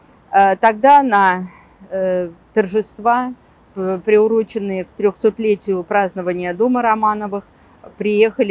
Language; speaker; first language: Russian; native; Russian